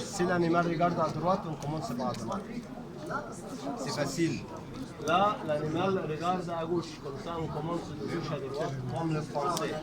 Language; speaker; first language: French; non-native, fluent; Arabic